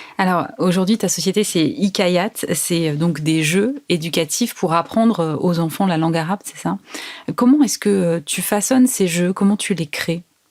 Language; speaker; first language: French; native; French